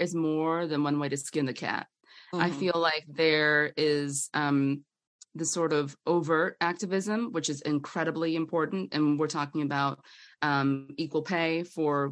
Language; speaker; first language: English; native; English